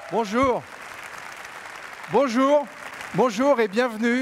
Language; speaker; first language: French; native; French